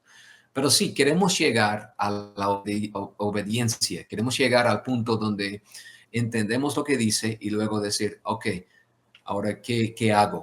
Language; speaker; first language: Spanish; non-native, fluent; English